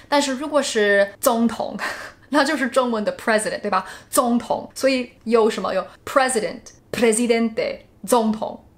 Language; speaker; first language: Chinese; non-native, fluent; English